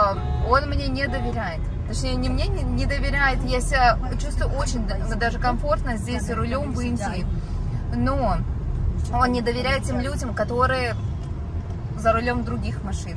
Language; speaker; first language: Russian; native; Russian